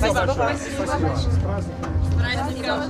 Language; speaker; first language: Russian; non-native, local second language; Kyrgyz